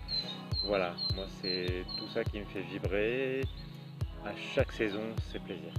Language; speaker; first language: French; native; French